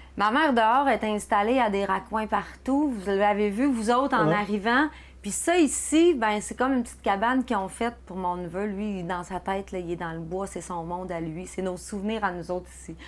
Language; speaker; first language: French; native; French